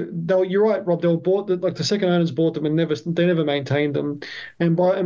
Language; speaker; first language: English; native; English